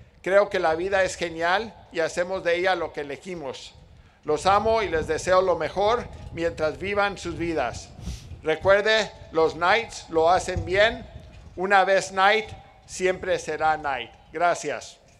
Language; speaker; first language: Spanish; native; Spanish